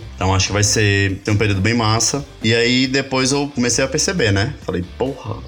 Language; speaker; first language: Portuguese; native; Portuguese